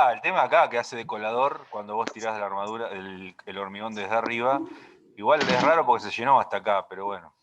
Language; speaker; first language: Spanish; native; Spanish